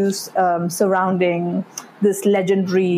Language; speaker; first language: English; non-native, local second language; Malayalam